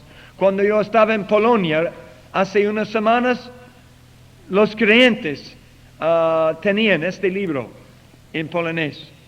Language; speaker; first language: Spanish; non-native, fluent; English